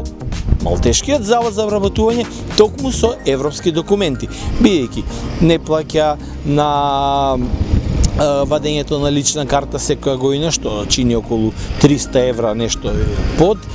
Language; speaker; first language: Macedonian; native; Macedonian